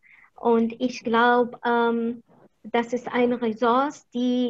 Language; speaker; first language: German; non-native, fluent; Arabic